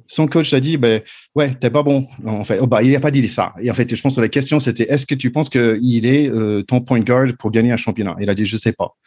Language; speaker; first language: French; non-native, fluent; English